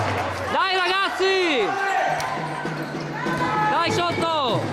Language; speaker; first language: Italian; native; Italian